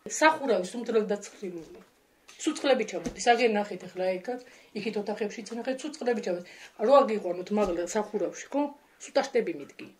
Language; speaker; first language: Georgian; native; Georgian